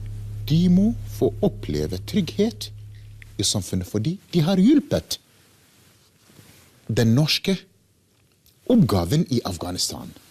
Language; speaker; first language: Norwegian; non-native, fluent; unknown